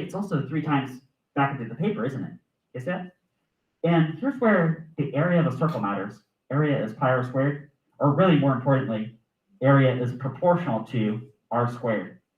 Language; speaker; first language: English; native; English